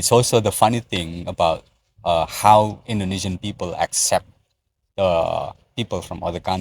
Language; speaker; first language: English; non-native, learner; Indonesian